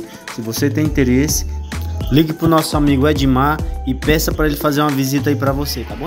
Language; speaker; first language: Portuguese; native; Portuguese